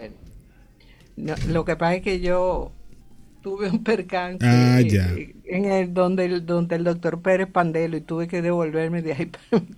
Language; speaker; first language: Spanish; native; Spanish